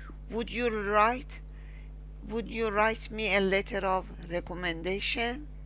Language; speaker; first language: English; non-native, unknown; Persian